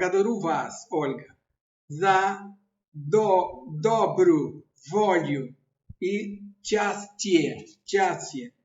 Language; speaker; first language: Russian; non-native, learner; Portuguese